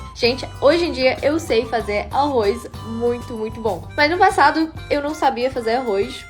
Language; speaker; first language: Portuguese; non-native, fluent; English